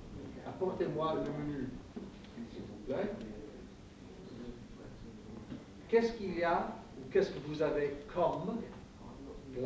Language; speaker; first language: French; non-native, fluent; English